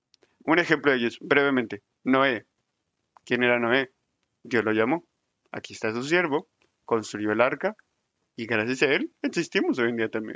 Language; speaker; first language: Spanish; native; Spanish